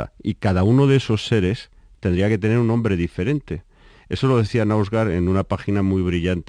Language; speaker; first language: Spanish; native; Spanish